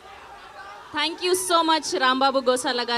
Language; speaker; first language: Telugu; native; Telugu